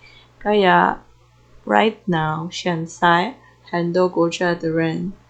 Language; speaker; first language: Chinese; non-native, learner; Filipino